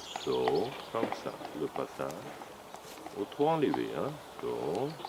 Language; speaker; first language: French; non-native, learner; German